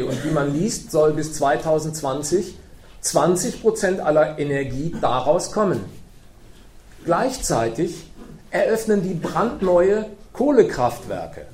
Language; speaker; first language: German; native; German